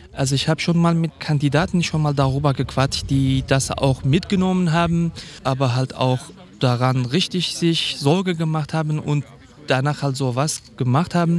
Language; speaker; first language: German; non-native, fluent; Kurdish